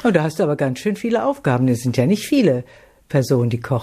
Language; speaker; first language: German; native; German